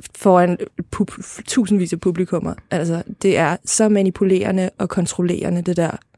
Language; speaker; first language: Danish; native; Danish